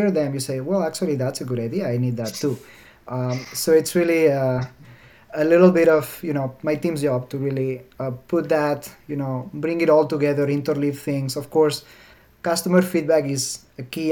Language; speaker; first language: English; non-native, fluent; Spanish